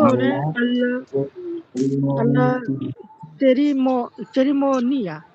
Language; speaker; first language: Italian; non-native, learner; Bangla